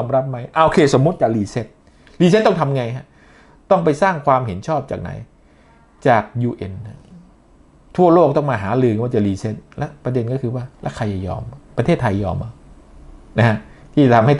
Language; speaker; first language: Thai; native; Thai